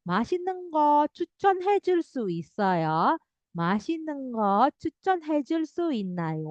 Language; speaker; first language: Korean; non-native, fluent; Indonesian